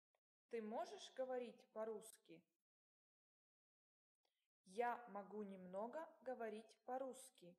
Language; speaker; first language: Russian; non-native, learner; English